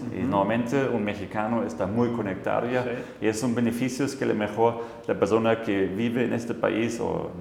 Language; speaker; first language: Spanish; non-native, fluent; German